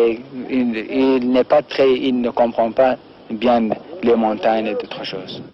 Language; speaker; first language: French; non-native, learner; Persian